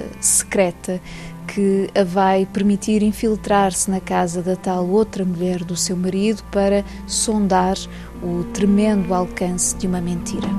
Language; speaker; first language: Portuguese; native; Portuguese